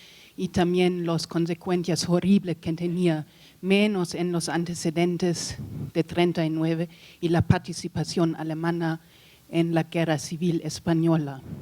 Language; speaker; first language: Spanish; non-native, learner; German